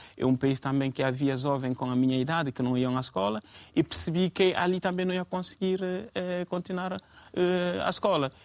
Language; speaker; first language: Portuguese; non-native, fluent; Fula